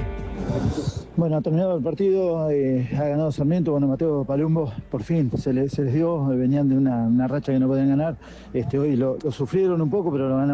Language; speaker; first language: Spanish; native; Spanish